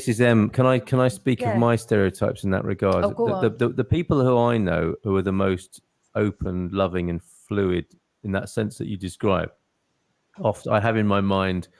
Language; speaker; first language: English; native; English